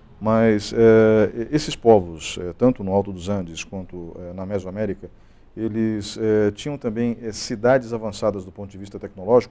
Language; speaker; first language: Portuguese; native; Portuguese